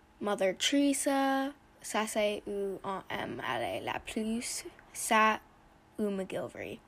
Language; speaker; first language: French; non-native, learner; English